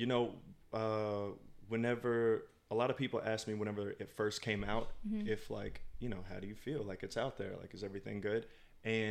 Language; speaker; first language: English; native; English